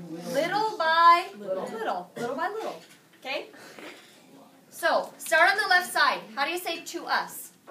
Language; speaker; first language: English; native; English